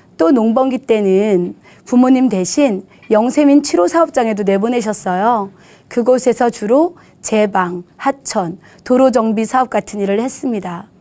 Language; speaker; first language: Korean; native; Korean